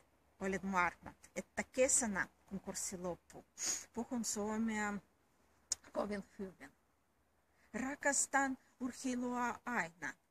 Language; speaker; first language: Finnish; non-native, learner; Russian